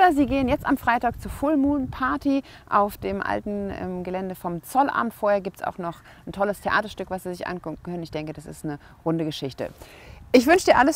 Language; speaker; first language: German; native; German